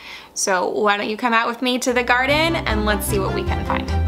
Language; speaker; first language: English; native; English